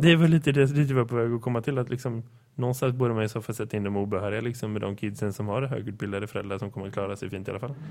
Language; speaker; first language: Swedish; native; Swedish